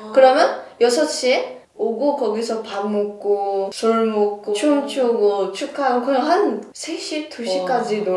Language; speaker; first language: Korean; non-native, fluent; Russian